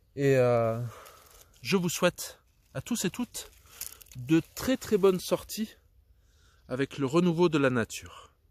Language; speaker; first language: French; native; French